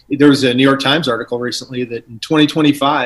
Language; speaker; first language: English; native; English